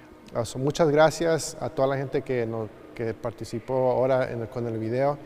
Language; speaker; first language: Spanish; early bilingual, heritage; Spanish